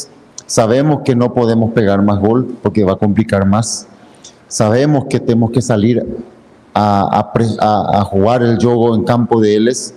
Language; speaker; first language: Portuguese; non-native, fluent; Spanish